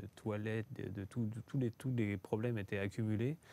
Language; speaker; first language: French; native; French